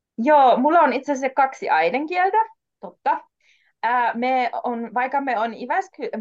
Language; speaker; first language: Finnish; non-native, fluent; German